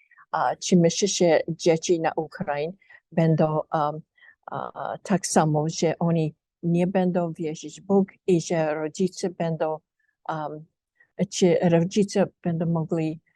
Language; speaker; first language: Polish; early bilingual, heritage; English